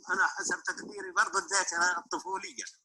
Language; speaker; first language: Arabic; native; Arabic